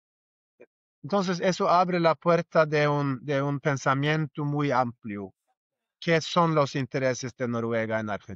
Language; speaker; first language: Spanish; non-native, fluent; Norwegian